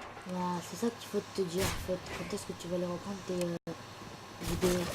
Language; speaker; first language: French; native; French